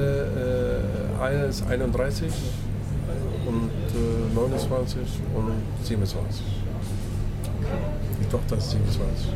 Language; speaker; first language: German; non-native, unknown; Turkish